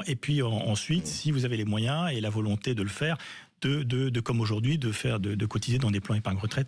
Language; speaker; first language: French; native; French